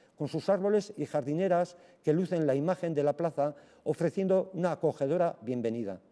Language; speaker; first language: Spanish; non-native, local second language; Basque